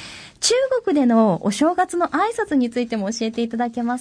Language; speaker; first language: Japanese; native; Japanese